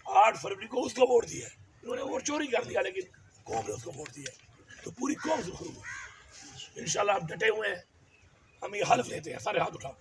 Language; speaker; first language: Urdu; non-native, local second language; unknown